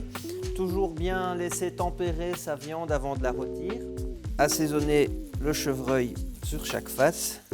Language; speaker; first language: French; native; French